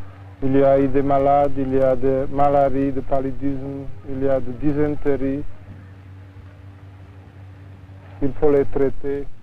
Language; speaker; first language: French; non-native, fluent; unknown